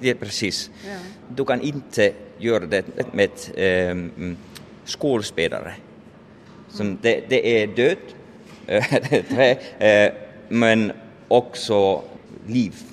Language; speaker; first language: Swedish; non-native, learner; Finnish